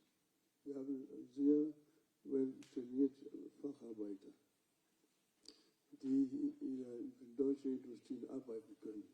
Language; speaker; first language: German; non-native, fluent; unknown